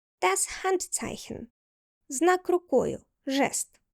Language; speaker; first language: German; non-native, fluent; Ukrainian